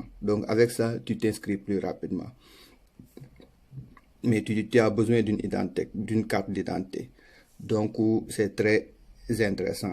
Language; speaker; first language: French; non-native, local second language; Wolof